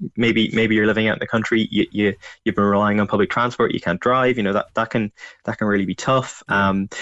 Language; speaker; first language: English; native; English